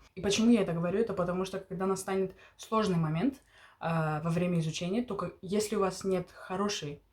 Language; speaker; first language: Russian; early bilingual, heritage; Russian